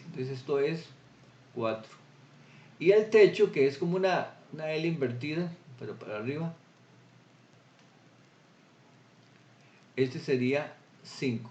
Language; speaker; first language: Spanish; native; Spanish